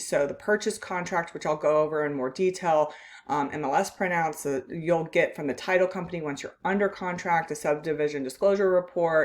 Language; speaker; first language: English; native; English